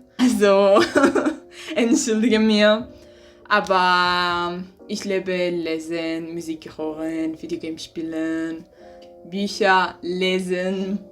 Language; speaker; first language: German; non-native, learner; Spanish